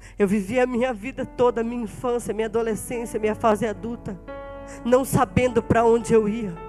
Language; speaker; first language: Portuguese; native; Portuguese